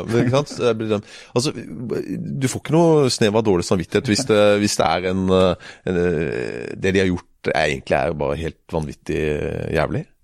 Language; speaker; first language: Norwegian; native; Norwegian